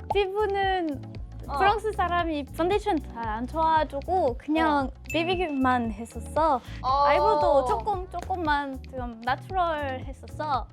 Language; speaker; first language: Korean; non-native, learner; French